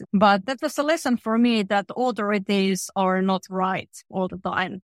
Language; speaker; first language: English; non-native, fluent; Finnish